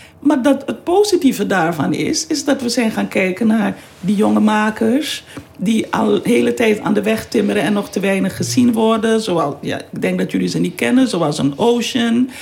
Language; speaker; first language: Dutch; native; Dutch